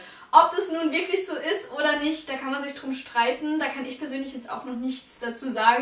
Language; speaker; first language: German; native; German